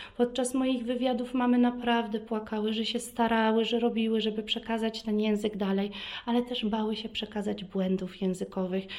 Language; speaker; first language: Polish; early bilingual, heritage; Polish